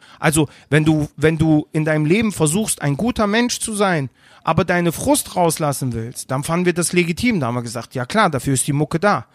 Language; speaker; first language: German; early bilingual, other home language; Turkish